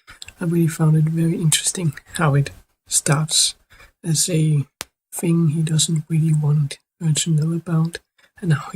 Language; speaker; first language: English; non-native, fluent; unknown